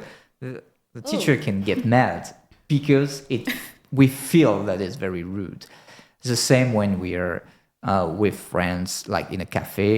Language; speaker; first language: English; non-native, fluent; French